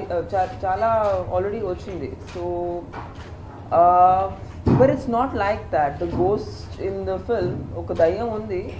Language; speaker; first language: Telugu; non-native, fluent; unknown